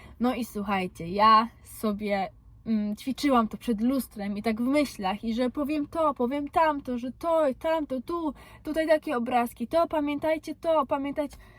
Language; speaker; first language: Polish; early bilingual, heritage; Polish